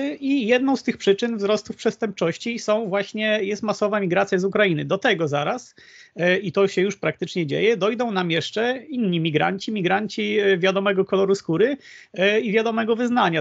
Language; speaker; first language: Polish; native; Polish